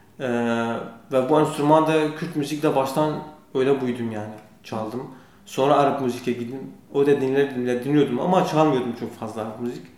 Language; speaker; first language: Turkish; non-native, learner; Kurdish